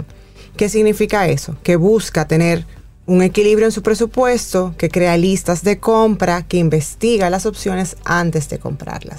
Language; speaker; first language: Spanish; native; Spanish